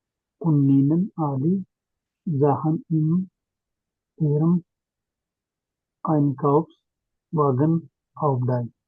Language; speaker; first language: German; non-native, learner; Urdu